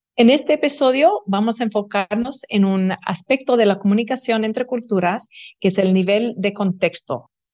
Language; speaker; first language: Spanish; early bilingual, heritage; Spanish